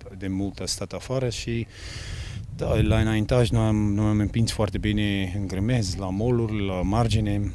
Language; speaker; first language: Romanian; non-native, learner; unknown